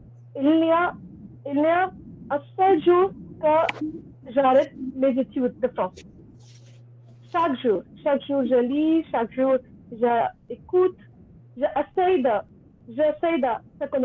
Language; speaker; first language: French; non-native, learner; Hindi